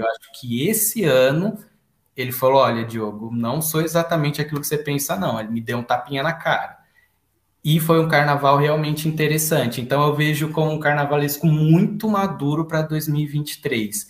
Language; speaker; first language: Portuguese; native; Portuguese